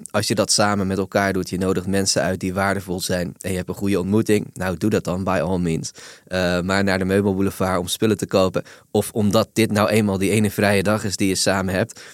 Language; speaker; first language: Dutch; native; Dutch